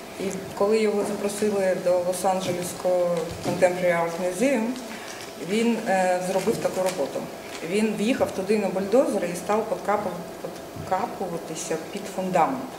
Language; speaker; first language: Ukrainian; non-native, local second language; Russian